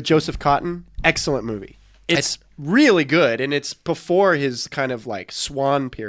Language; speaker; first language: English; native; English